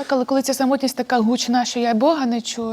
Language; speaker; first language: Ukrainian; native; Ukrainian